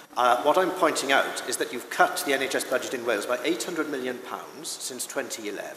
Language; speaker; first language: English; native; English